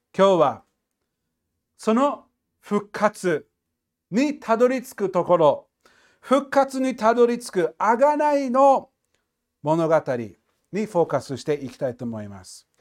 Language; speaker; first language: Japanese; non-native, fluent; English